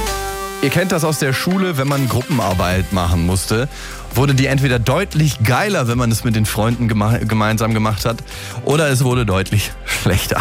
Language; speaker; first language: German; native; German